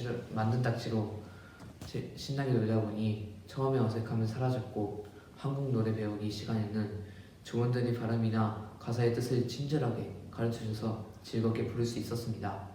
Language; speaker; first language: Korean; early bilingual, other home language; Japanese